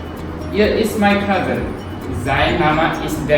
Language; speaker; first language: German; non-native, learner; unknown